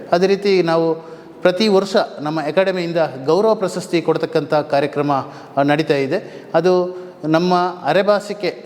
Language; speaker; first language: Kannada; native; Kannada